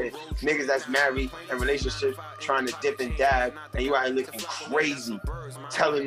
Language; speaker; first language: English; native; English